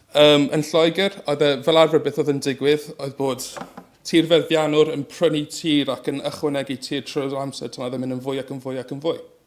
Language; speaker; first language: Welsh; native; Welsh